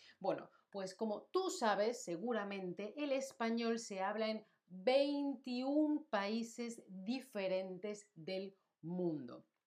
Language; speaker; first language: Spanish; native; Spanish